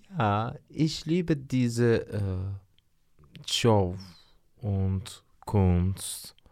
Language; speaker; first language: German; non-native, learner; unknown